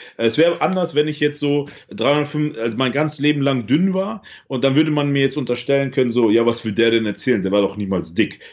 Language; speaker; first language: German; early bilingual, other home language; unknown